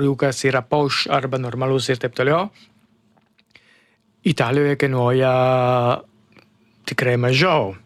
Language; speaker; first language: Lithuanian; non-native, learner; Italian